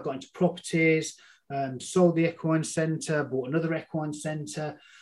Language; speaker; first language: English; native; English